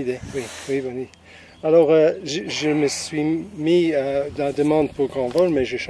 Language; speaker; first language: French; non-native, fluent; English